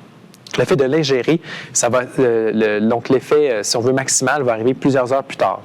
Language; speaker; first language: French; native; French